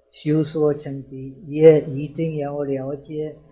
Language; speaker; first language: Chinese; non-native, fluent; Czech